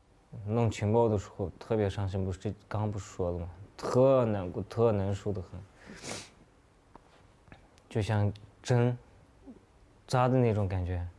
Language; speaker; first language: Chinese; non-native, local second language; Uyghur